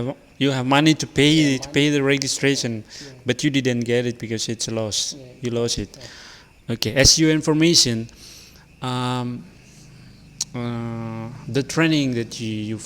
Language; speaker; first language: English; non-native, learner; Indonesian